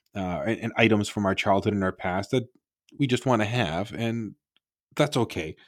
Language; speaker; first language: English; native; English